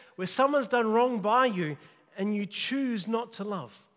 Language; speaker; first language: English; native; English